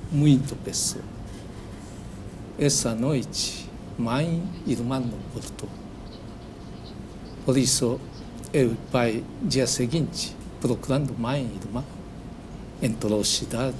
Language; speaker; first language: Portuguese; non-native, learner; Japanese